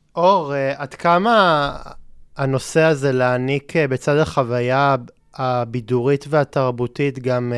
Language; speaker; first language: Hebrew; native; Hebrew